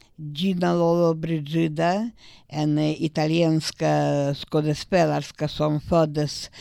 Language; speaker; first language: Swedish; non-native, learner; Russian